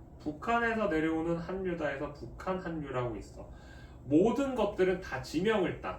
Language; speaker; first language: Korean; native; Korean